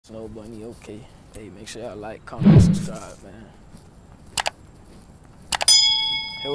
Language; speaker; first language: English; native; English